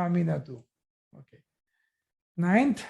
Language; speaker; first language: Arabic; non-native, fluent; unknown